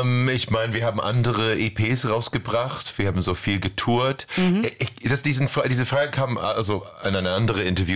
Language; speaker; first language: German; non-native, fluent; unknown